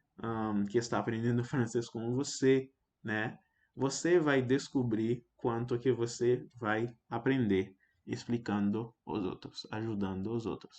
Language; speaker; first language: Portuguese; non-native, fluent; French